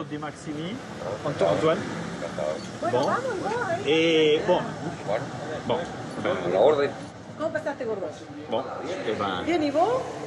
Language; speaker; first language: French; native; French